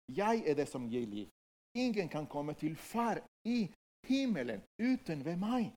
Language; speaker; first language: Norwegian; non-native, fluent; Spanish